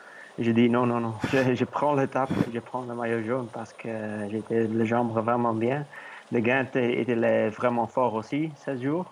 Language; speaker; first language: French; non-native, learner; Dutch